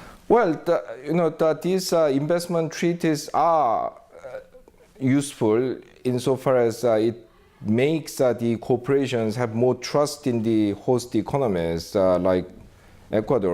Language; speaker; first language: English; non-native, fluent; Korean